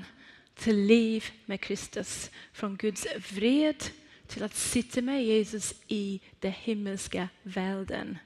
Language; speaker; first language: Swedish; non-native, fluent; Persian